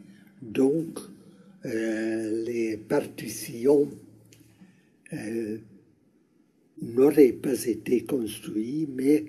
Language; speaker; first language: French; non-native, learner; Hungarian